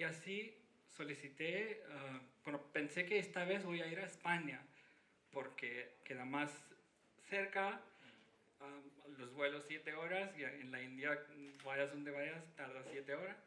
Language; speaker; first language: Spanish; non-native, fluent; Hindi